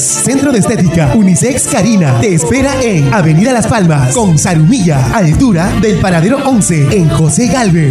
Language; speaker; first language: Spanish; native; Spanish